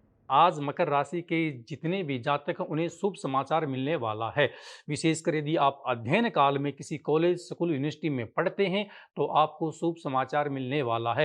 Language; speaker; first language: Hindi; native; Hindi